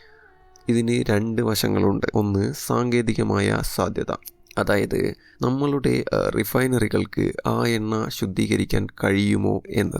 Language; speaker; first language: Malayalam; native; Malayalam